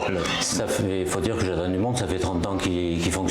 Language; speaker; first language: French; native; French